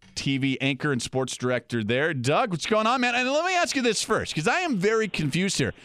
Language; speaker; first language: English; native; English